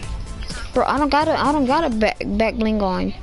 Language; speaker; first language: English; native; English